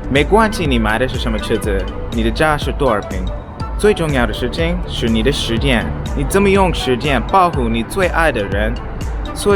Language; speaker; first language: Chinese; non-native, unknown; English